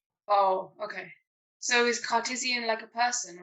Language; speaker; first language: English; native; English